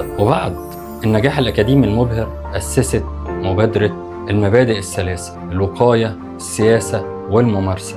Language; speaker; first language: Arabic; native; Arabic